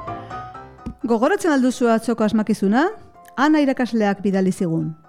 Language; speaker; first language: Basque; native; Basque